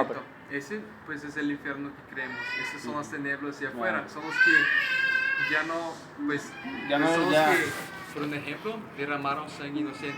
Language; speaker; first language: Spanish; native; Spanish